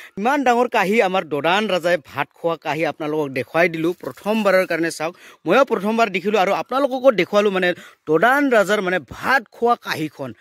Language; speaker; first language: Assamese; non-native, local second language; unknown